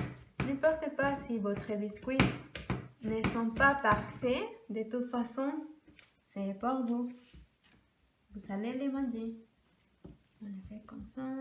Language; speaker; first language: French; non-native, learner; Spanish